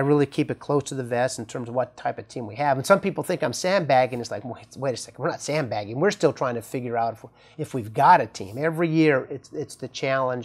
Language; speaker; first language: English; native; English